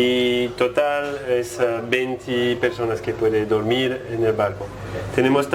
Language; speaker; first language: Spanish; non-native, learner; French